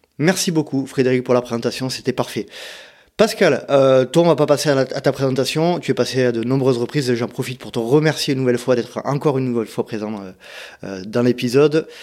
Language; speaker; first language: French; native; French